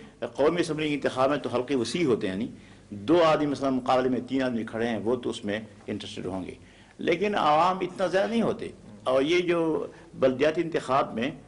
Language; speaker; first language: Urdu; non-native, local second language; Pashto